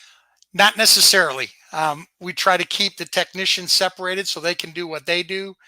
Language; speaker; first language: English; native; English